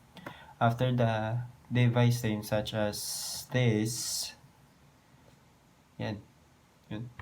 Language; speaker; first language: English; non-native, local second language; Filipino